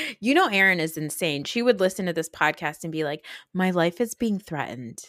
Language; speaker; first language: English; early bilingual, other home language; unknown